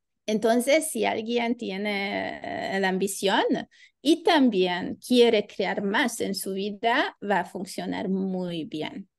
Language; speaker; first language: Spanish; non-native, learner; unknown